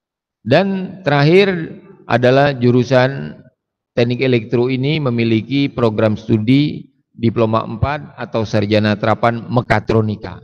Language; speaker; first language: Indonesian; native; Indonesian